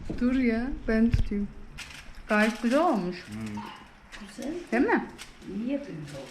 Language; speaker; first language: Turkish; native; Turkish